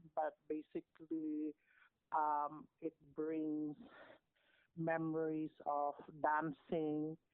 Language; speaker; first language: English; non-native, local second language; Filipino